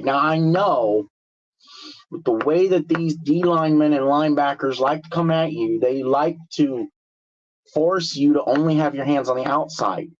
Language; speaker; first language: English; native; English